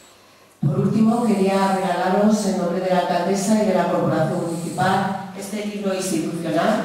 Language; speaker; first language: Spanish; native; Spanish